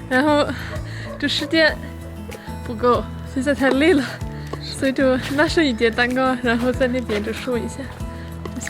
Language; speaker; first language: Chinese; non-native, fluent; Swedish